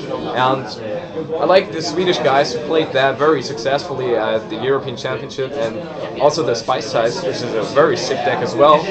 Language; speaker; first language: English; non-native, fluent; German